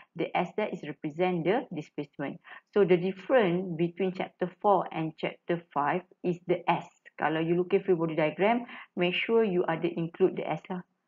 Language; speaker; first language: English; non-native, local second language; Malay